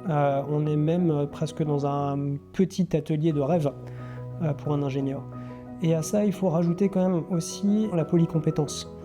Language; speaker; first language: French; native; French